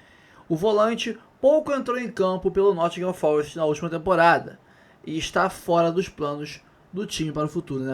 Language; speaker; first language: Portuguese; native; Portuguese